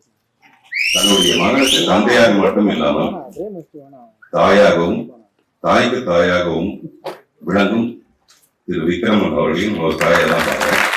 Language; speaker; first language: Tamil; native; Tamil